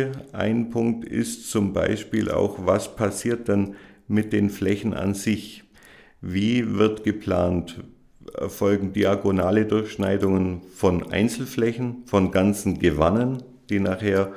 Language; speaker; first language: German; native; German